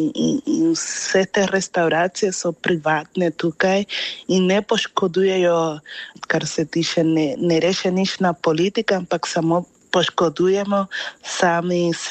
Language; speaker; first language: Slovenian; non-native, fluent; Spanish